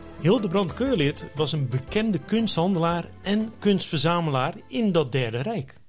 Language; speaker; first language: Dutch; native; Dutch